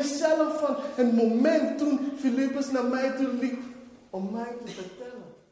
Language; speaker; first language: Dutch; non-native, fluent; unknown